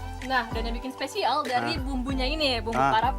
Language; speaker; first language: Indonesian; native; Indonesian